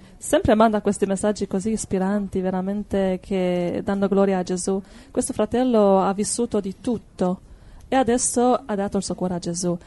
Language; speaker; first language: Italian; non-native, fluent; Hungarian